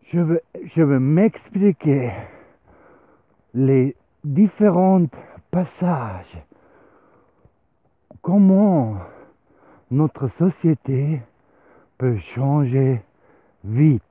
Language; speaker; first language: French; non-native, learner; Swiss German